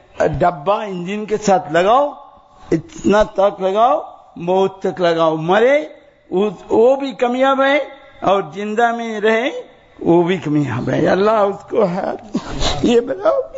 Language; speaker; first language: Hindi; non-native, learner; Bangla